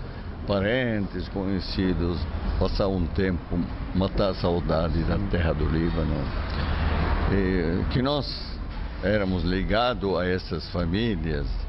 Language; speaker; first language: Portuguese; non-native, fluent; Arabic